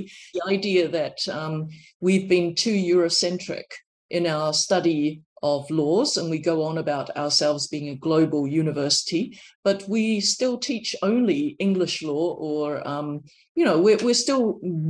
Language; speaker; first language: English; native; English